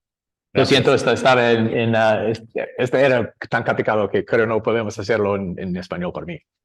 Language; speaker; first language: Spanish; non-native, learner; English